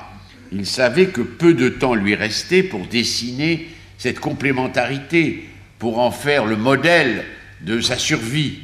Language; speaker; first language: French; native; French